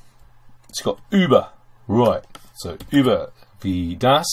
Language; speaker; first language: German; non-native, fluent; English